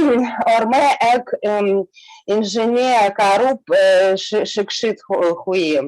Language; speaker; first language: Hindi; non-native, learner; Russian